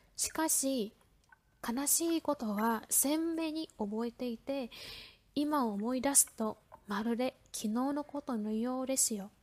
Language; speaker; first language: Japanese; non-native, fluent; Vietnamese